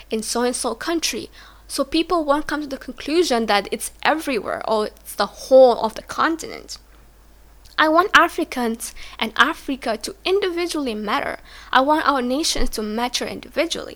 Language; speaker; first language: English; non-native, local second language; Swahili